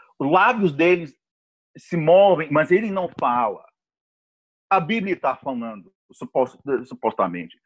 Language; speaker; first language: Portuguese; non-native, fluent; English